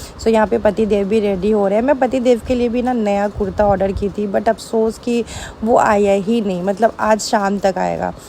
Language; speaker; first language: Hindi; native; Hindi